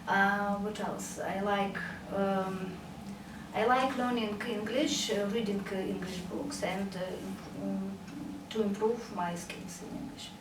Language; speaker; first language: English; non-native, learner; Russian